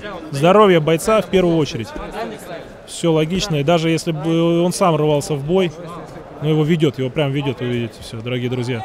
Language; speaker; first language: Russian; native; Russian